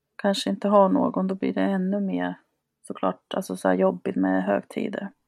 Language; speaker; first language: Swedish; early bilingual, other home language; Spanish